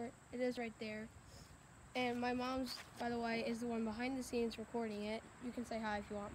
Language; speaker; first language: English; native; English